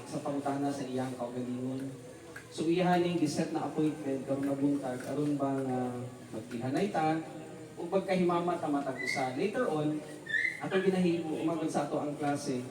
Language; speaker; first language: Cebuano; non-native, local second language; Hiligaynon